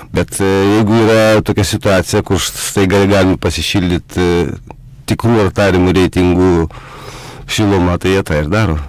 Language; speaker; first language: Lithuanian; native; Lithuanian